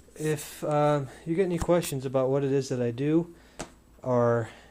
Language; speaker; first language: English; native; English